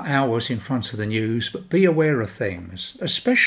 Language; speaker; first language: English; native; English